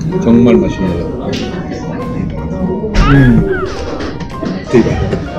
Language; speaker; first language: Korean; non-native, learner; French